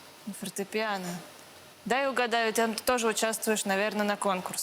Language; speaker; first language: Russian; native; Russian